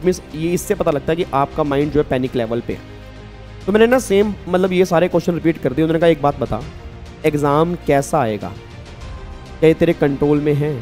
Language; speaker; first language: Hindi; native; Hindi